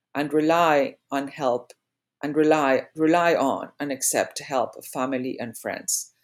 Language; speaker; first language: English; non-native, fluent; Spanish